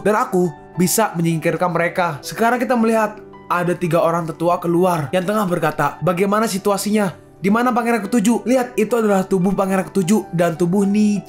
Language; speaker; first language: Indonesian; native; Indonesian